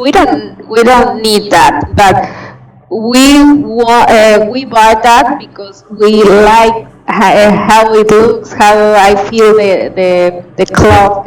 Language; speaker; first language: English; non-native, fluent; Spanish